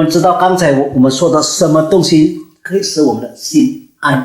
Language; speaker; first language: Chinese; early bilingual, heritage; Chinese